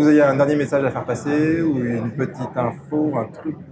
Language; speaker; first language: French; native; French